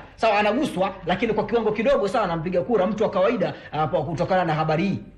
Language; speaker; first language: Swahili; native; Swahili